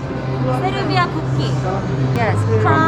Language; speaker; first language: English; non-native, learner; Korean